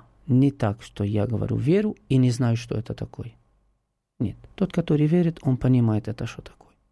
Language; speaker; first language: Russian; non-native, fluent; Arabic